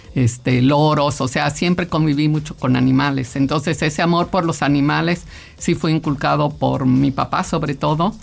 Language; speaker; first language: Spanish; native; Spanish